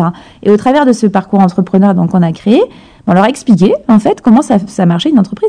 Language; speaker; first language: French; native; French